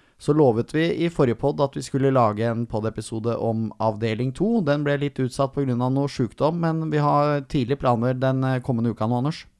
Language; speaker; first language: Norwegian; native; Norwegian